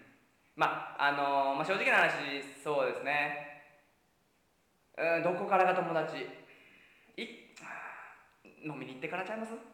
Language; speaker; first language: Japanese; native; Japanese